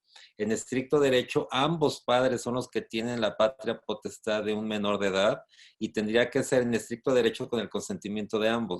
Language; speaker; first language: Spanish; native; Spanish